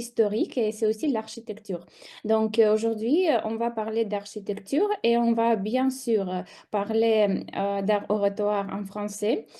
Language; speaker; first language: French; non-native, fluent; Russian